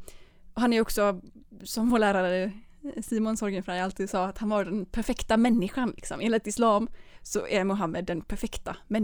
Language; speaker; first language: Swedish; native; Swedish